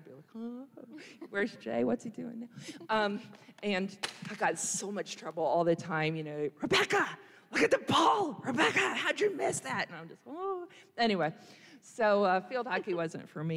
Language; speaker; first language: English; native; English